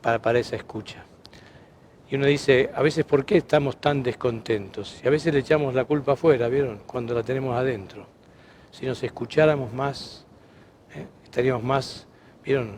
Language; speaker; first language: Spanish; native; Spanish